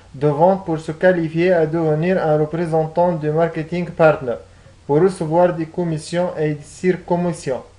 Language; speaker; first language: French; non-native, local second language; Arabic